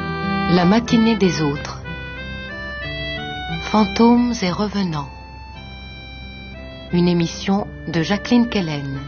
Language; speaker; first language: French; native; French